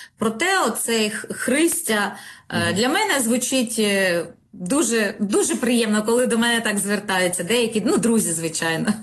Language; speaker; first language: Ukrainian; non-native, local second language; Russian